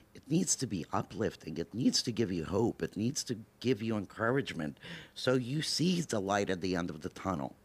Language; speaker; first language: English; early bilingual, other home language; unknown